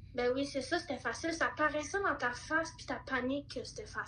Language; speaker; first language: French; native; French